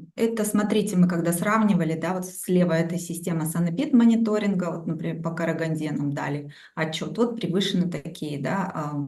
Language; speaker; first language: Russian; native; Russian